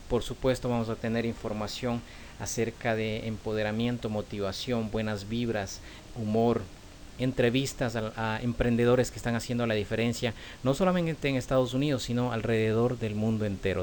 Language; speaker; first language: Spanish; native; Spanish